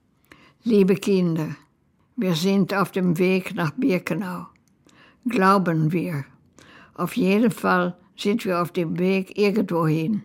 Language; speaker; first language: German; non-native, fluent; Dutch